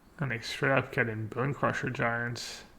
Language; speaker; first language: English; non-native, fluent; French